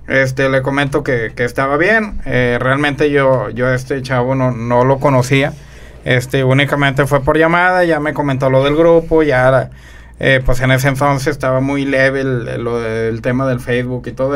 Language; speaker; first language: Spanish; native; Spanish